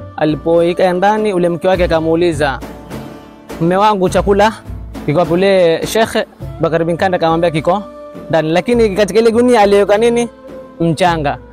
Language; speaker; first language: Swahili; native; Swahili